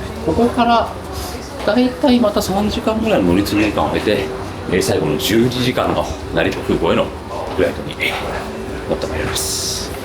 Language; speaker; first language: Japanese; native; Japanese